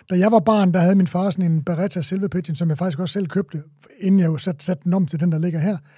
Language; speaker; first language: Danish; native; Danish